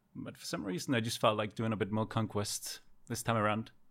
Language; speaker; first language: English; non-native, fluent; Danish